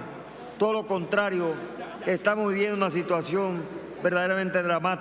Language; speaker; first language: Spanish; native; Spanish